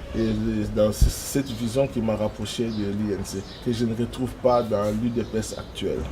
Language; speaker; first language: French; non-native, local second language; Lingala